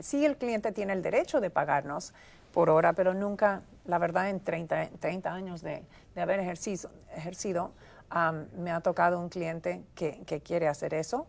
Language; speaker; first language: Spanish; native; Spanish